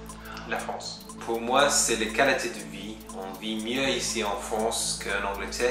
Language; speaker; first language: French; non-native, fluent; English